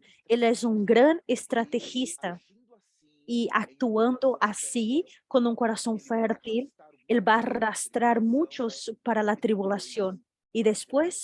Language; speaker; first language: Spanish; non-native, fluent; Portuguese